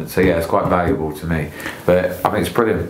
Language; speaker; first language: English; native; English